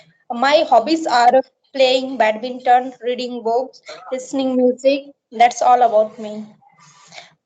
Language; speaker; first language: English; non-native, learner; Marathi